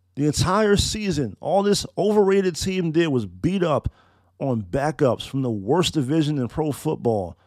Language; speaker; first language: English; native; English